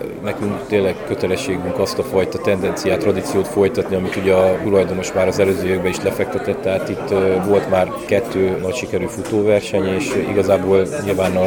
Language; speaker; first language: Hungarian; native; Hungarian